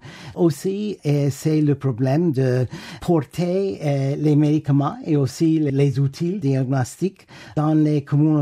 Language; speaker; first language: French; non-native, fluent; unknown